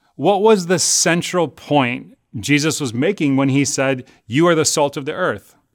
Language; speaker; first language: English; native; English